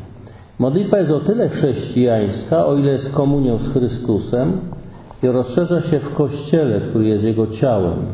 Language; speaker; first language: Polish; native; Polish